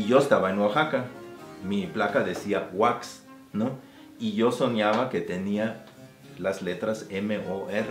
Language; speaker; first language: Spanish; non-native, fluent; German